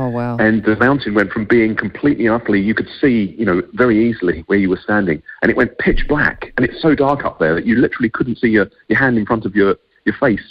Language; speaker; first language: English; native; English